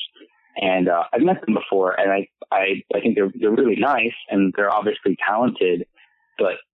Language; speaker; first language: English; native; English